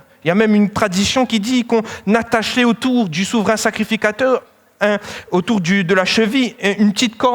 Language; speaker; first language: French; native; French